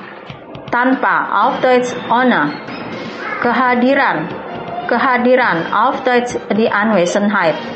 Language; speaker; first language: German; non-native, fluent; Indonesian